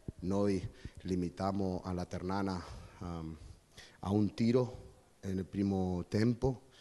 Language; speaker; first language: Italian; non-native, fluent; Spanish